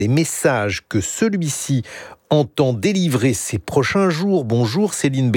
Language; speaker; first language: French; native; French